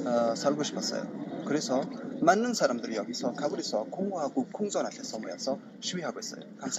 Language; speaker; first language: Korean; non-native, learner; Persian